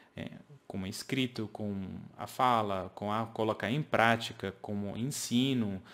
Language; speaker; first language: Portuguese; non-native, fluent; English